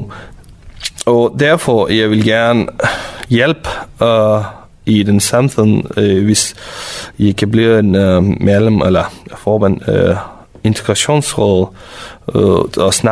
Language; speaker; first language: Danish; non-native, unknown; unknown